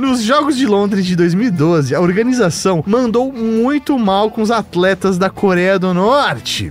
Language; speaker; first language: Portuguese; native; Portuguese